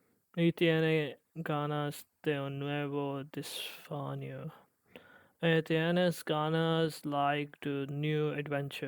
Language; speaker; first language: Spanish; non-native, learner; English